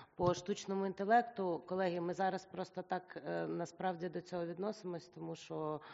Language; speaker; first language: Ukrainian; native; Ukrainian